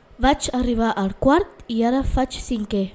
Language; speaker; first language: Catalan; non-native, learner; English